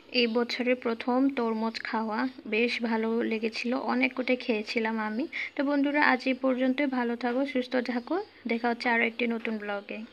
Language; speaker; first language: Bangla; non-native, local second language; Garo